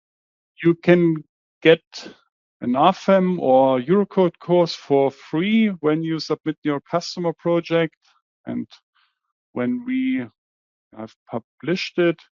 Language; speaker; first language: English; non-native, fluent; German